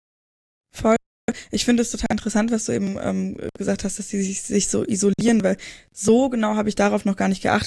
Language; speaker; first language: German; native; German